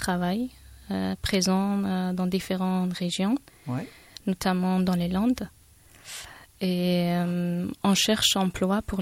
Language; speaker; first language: French; non-native, fluent; Persian